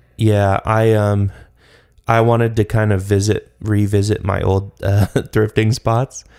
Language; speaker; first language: English; native; English